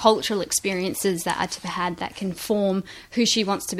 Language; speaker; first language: English; native; English